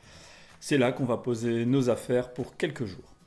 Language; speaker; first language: French; native; French